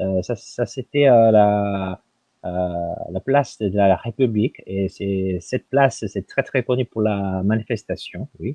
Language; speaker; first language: French; non-native, fluent; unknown